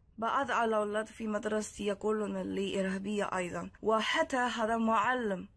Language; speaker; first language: Arabic; non-native, learner; Korean